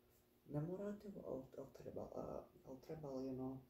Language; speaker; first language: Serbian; early bilingual, heritage; Bosnian